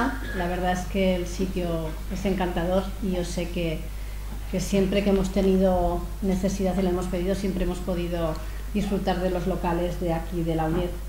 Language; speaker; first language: Spanish; native; Spanish